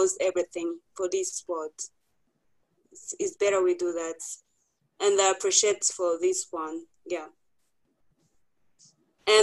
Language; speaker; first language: English; non-native, local second language; Kinyarwanda